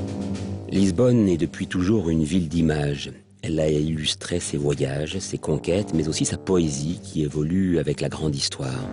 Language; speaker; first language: French; native; French